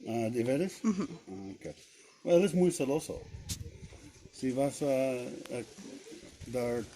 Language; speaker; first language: Spanish; non-native, learner; English